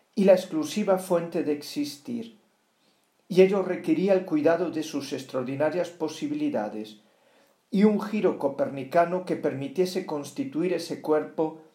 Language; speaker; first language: Spanish; non-native, local second language; Galician